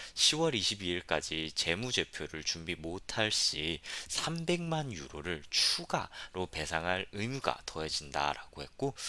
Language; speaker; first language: Korean; native; Korean